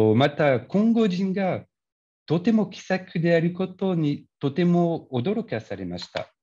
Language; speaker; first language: Japanese; non-native, learner; French